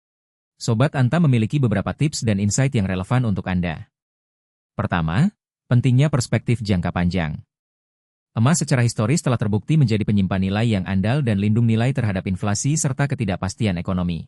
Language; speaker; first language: Indonesian; native; Indonesian